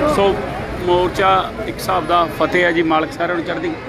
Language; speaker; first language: Punjabi; native; Punjabi